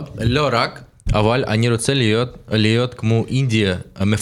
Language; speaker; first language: Hebrew; non-native, learner; Russian